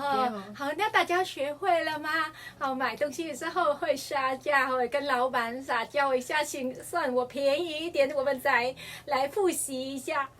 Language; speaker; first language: Chinese; non-native, fluent; Vietnamese